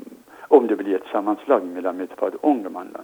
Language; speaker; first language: Swedish; non-native, fluent; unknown